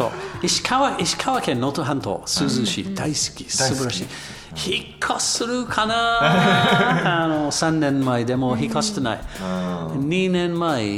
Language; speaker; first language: Japanese; non-native, learner; English